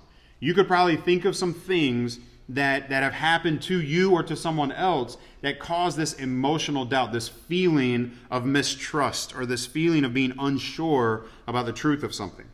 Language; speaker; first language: English; native; English